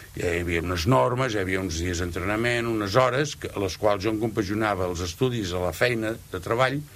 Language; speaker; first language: Catalan; native; Catalan